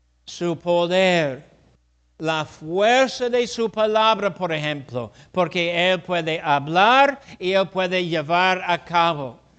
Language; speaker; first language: Spanish; non-native, fluent; English